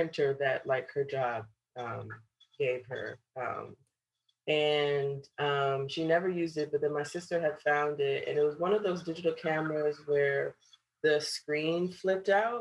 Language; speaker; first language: English; native; English